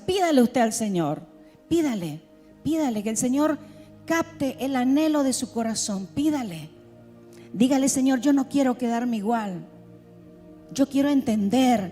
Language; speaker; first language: Spanish; native; Spanish